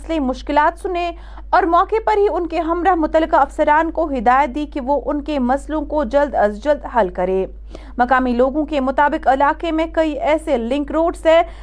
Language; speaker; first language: Urdu; non-native, local second language; Kashmiri